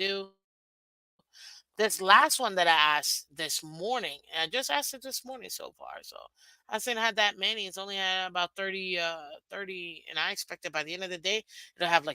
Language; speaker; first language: English; native; English